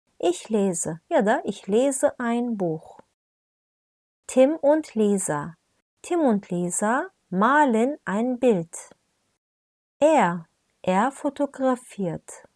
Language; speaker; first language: German; non-native, fluent; Turkish